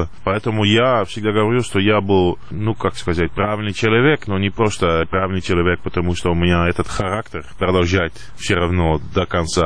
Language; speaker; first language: Russian; non-native, fluent; Dutch